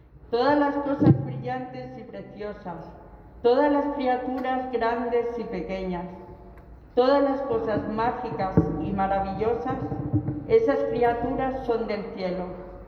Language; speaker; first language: Spanish; native; Spanish